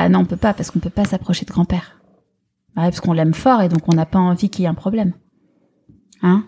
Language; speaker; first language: French; native; French